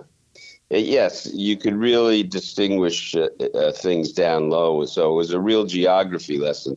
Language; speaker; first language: English; native; English